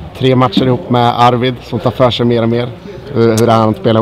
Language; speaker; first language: Swedish; native; Swedish